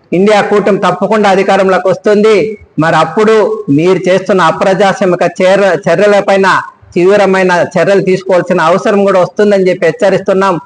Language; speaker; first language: Telugu; native; Telugu